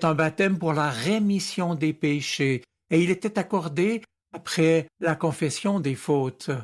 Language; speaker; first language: French; native; French